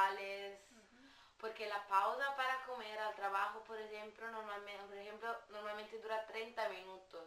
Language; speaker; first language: Spanish; non-native, fluent; Italian